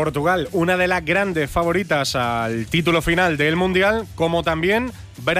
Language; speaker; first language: Spanish; native; Spanish